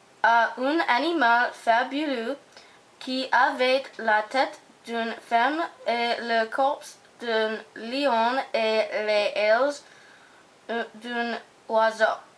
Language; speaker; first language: French; non-native, learner; English